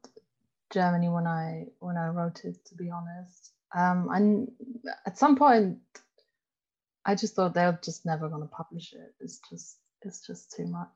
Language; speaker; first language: English; non-native, fluent; German